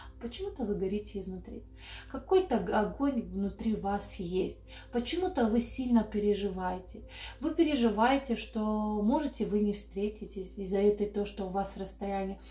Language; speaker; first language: Russian; non-native, local second language; Romanian